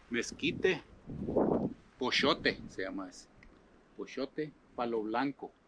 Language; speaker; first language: Spanish; native; Spanish